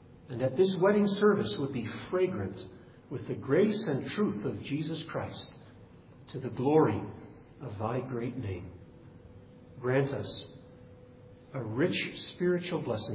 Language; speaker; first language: English; native; English